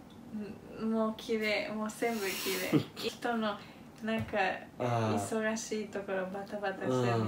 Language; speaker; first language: Japanese; non-native, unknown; Spanish